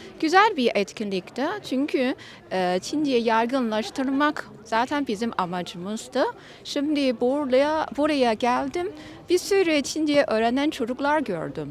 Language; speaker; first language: Turkish; non-native, fluent; Chinese